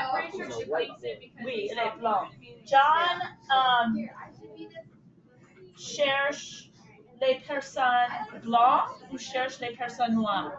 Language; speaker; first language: French; non-native, fluent; English